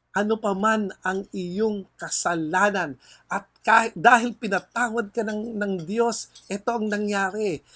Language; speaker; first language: Filipino; native; Filipino